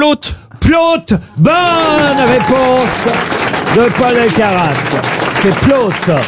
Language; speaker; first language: French; native; French